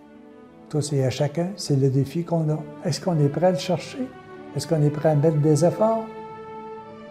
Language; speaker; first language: French; native; French